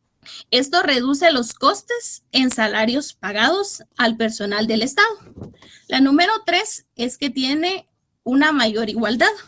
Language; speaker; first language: Spanish; native; Spanish